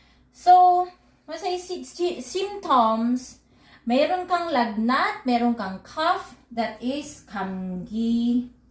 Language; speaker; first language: English; non-native, local second language; Filipino